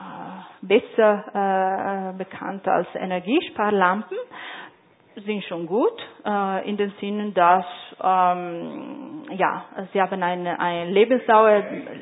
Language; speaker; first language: German; non-native, fluent; Italian